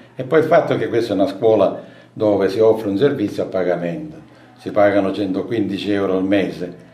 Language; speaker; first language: Italian; native; Italian